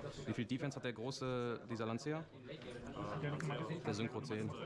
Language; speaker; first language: German; native; German